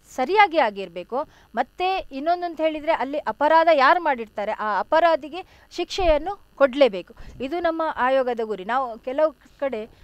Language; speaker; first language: Kannada; non-native, local second language; Tulu